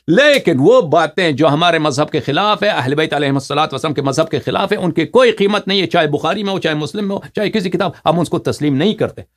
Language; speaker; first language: Hindi; non-native, fluent; Persian